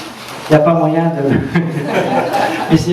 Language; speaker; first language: French; native; French